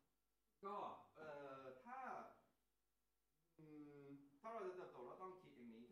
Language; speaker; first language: Thai; non-native, fluent; English